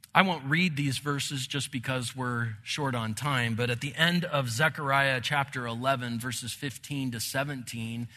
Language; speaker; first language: English; native; English